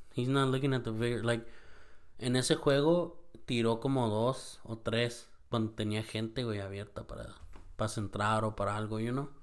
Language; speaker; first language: Spanish; early bilingual, heritage; Spanish